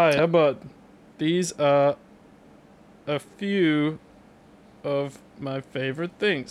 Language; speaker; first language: English; native; English